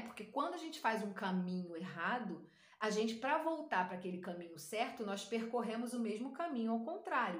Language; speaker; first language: Portuguese; native; Portuguese